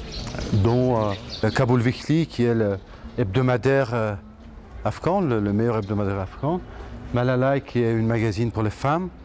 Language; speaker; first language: French; non-native, fluent; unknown